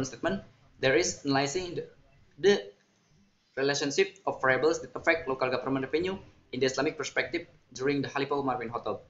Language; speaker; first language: English; non-native, learner; Indonesian